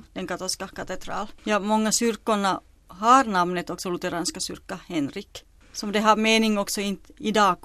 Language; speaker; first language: Swedish; non-native, local second language; Finnish